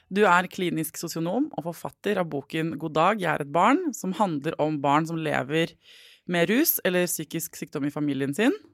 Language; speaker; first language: Norwegian; native; Norwegian